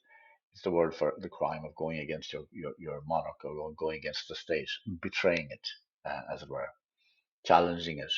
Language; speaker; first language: English; native; English